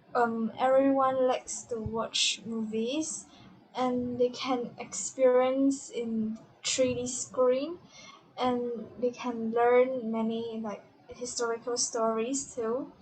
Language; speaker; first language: English; non-native, learner; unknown